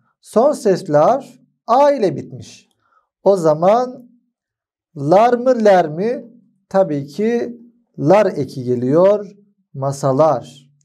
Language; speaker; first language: Turkish; non-native, fluent; Arabic